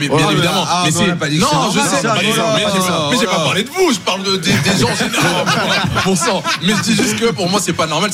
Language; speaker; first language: French; native; French